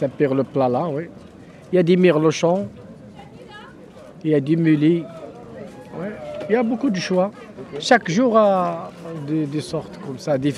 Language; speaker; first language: French; non-native, learner; Arabic